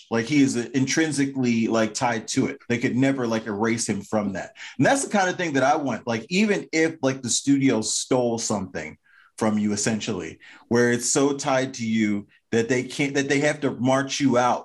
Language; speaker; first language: English; native; English